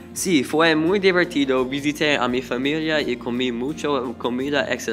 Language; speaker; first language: Spanish; non-native, learner; English